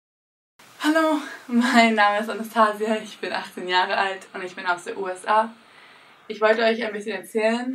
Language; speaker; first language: German; non-native, learner; English